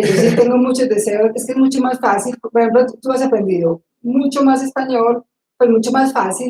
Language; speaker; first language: Spanish; native; Spanish